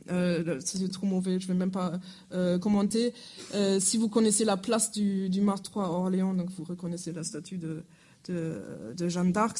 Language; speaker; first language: French; non-native, fluent; German